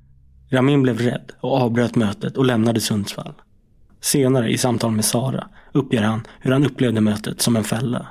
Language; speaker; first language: Swedish; native; Swedish